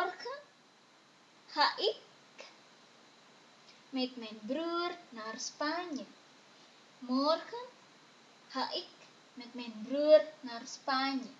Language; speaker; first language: Dutch; non-native, fluent; Indonesian